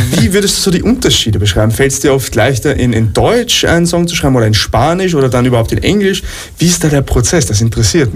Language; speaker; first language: German; native; German